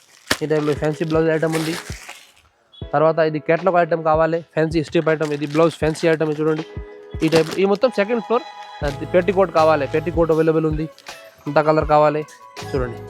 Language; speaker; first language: Telugu; non-native, local second language; Urdu